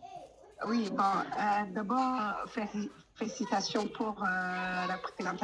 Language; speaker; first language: French; non-native, local second language; Rundi